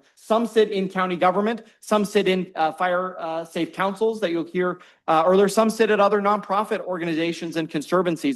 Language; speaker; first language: English; native; English